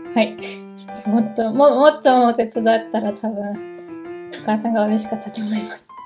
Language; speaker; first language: Japanese; non-native, learner; German